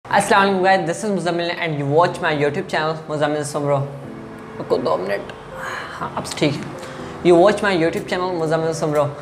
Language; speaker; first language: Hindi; non-native, local second language; Sindhi